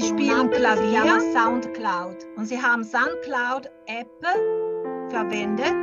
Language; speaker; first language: German; non-native, fluent; Italian